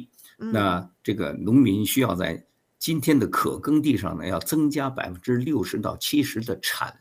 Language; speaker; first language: Chinese; native; Chinese